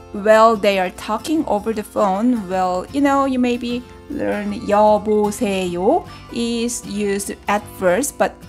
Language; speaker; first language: English; non-native, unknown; Korean